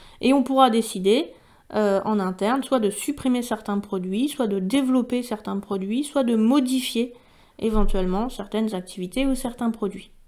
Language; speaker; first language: French; native; French